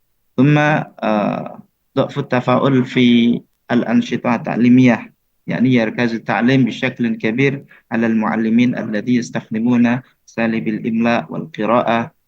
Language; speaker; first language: Arabic; non-native, fluent; Indonesian